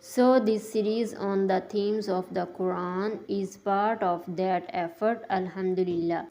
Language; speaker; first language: English; non-native, local second language; Urdu